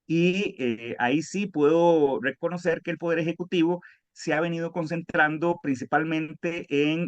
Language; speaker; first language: Spanish; native; Spanish